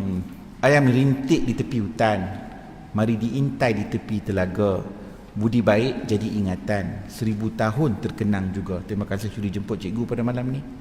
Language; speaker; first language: Malay; native; Malay